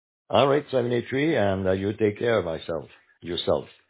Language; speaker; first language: English; non-native, local second language; French